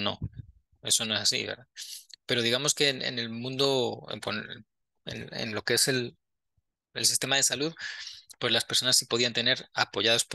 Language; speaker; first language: Spanish; native; Spanish